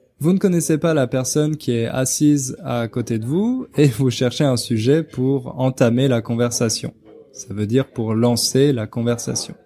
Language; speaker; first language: French; native; French